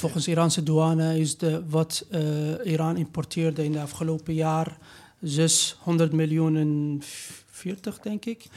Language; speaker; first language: Dutch; non-native, learner; Persian